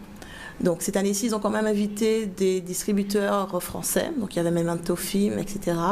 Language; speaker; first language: French; native; French